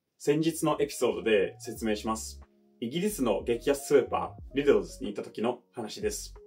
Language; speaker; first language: Japanese; non-native, fluent; English